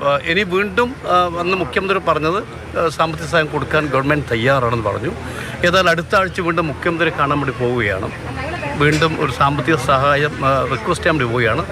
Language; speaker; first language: Malayalam; native; Malayalam